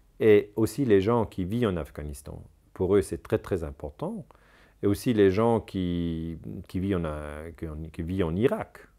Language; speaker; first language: French; non-native, local second language; German